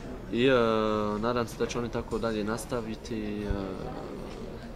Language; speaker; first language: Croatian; early bilingual, heritage; Bosnian